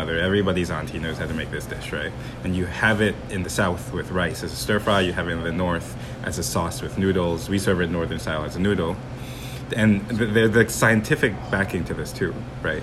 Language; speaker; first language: English; non-native, local second language; Cantonese